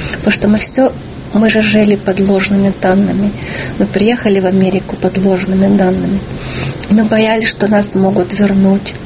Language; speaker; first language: Russian; early bilingual, heritage; Russian